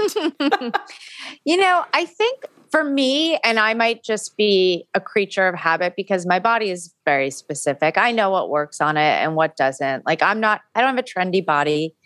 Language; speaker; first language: English; native; English